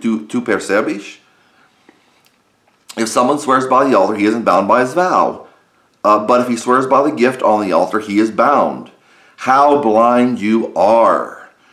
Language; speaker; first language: English; native; English